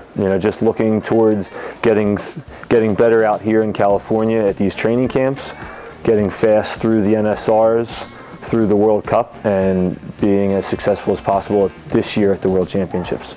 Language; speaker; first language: English; native; English